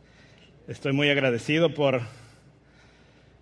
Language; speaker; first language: English; non-native, fluent; Spanish